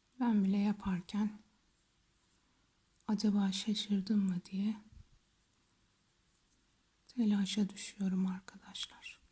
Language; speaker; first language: Turkish; native; Turkish